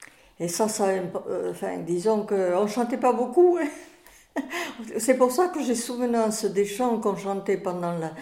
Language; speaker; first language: French; native; French